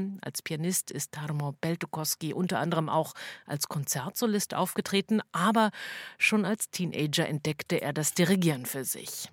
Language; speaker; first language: German; native; German